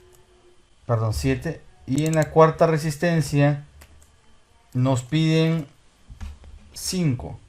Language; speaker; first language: Spanish; native; Spanish